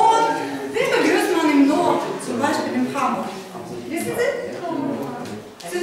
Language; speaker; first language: German; non-native, fluent; Ukrainian